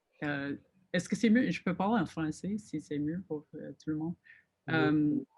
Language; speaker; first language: French; non-native, fluent; English